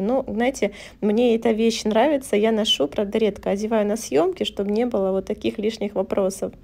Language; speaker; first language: Russian; native; Russian